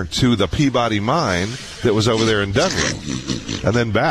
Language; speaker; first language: English; native; English